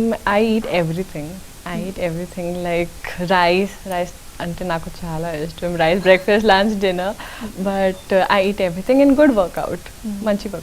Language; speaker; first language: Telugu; non-native, local second language; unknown